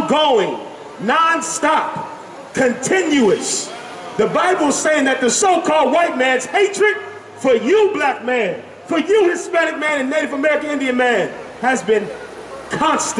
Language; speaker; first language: English; native; English